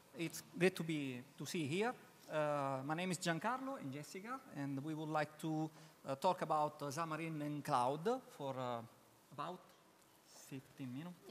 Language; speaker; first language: English; non-native, learner; Italian